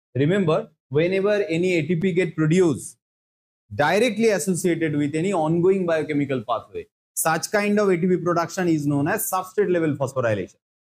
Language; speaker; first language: English; non-native, local second language; Bangla